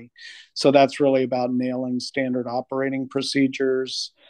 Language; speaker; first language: English; native; English